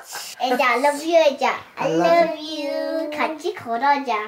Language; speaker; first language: Korean; non-native, learner; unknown